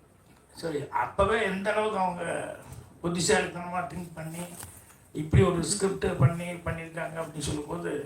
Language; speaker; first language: Tamil; native; Tamil